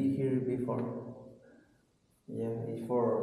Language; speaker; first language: English; non-native, learner; Spanish